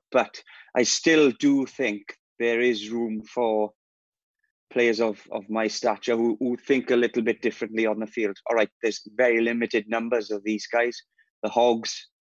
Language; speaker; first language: English; native; English